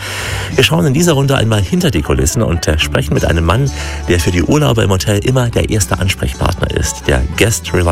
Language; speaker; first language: German; native; German